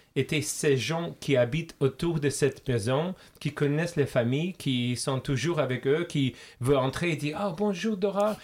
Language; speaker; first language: French; non-native, fluent; Russian